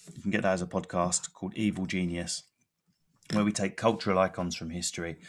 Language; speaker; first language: English; native; English